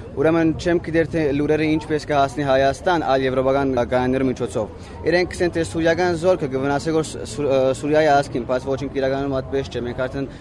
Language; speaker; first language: Armenian; early bilingual, heritage; Armenian